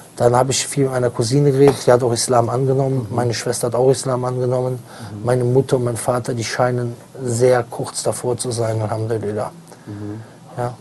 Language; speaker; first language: German; native; German